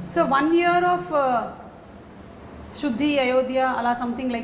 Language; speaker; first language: Telugu; native; Telugu